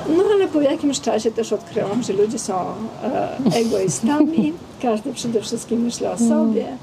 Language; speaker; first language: Polish; non-native, fluent; Armenian